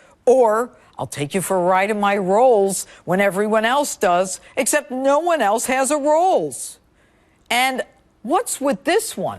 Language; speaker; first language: English; native; English